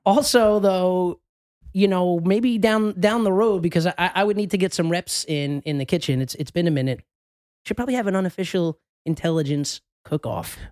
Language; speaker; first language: English; native; English